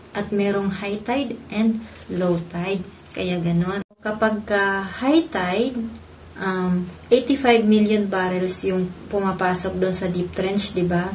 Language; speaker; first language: Filipino; non-native, local second language; Cebuano